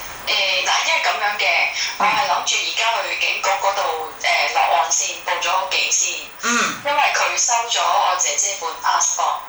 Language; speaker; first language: Cantonese; native; Cantonese